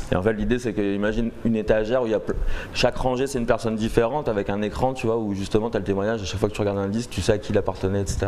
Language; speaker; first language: French; native; French